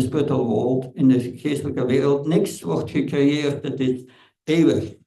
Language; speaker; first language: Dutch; non-native, fluent; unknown